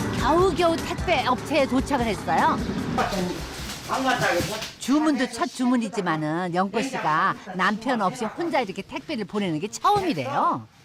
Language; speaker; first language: Korean; native; Korean